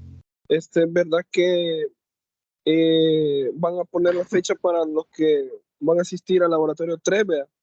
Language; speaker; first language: Spanish; native; Spanish